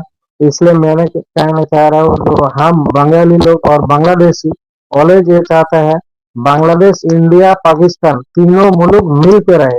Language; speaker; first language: Hindi; non-native, learner; Bangla